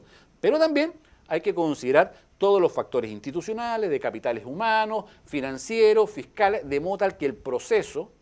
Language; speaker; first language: Spanish; native; Spanish